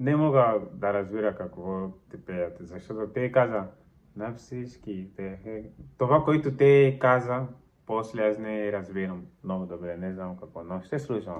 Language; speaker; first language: Bulgarian; non-native, learner; Portuguese